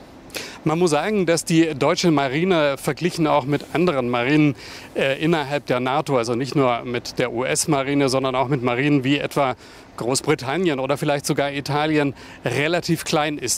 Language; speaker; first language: German; native; German